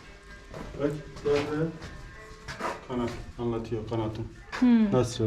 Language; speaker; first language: Turkish; non-native, learner; Persian